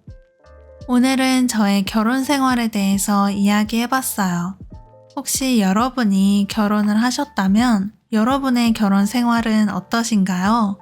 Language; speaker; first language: Korean; native; Korean